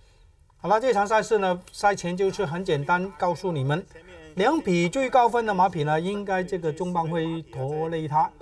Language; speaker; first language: Chinese; native; Chinese